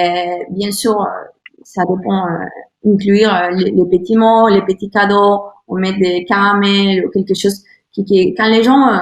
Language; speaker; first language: French; non-native, learner; Spanish